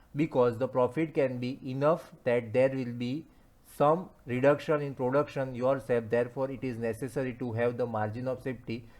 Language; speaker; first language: English; non-native, local second language; Gujarati